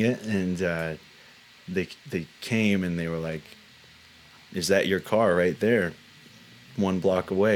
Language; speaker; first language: English; native; English